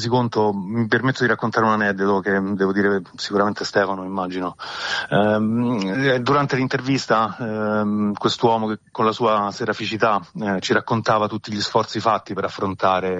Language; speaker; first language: Italian; native; Italian